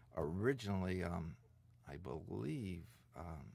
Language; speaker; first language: English; native; English